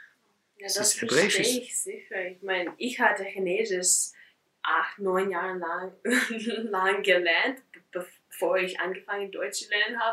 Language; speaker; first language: German; non-native, fluent; English